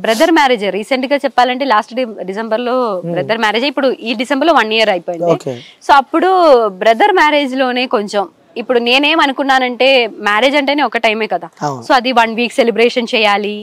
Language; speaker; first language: Telugu; non-native, fluent; Malayalam